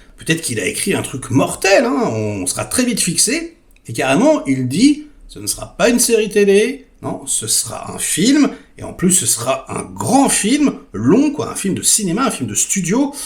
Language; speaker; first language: French; native; French